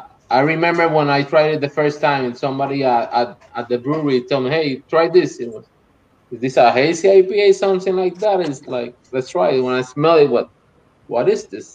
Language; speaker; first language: English; non-native, local second language; Spanish